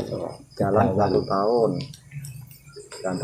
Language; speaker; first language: Indonesian; non-native, local second language; Javanese